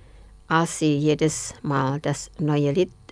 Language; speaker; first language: German; non-native, fluent; Indonesian